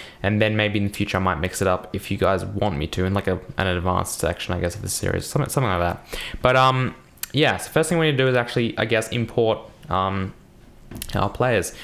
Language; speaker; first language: English; early bilingual, other home language; Russian